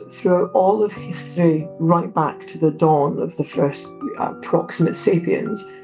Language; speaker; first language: English; native; English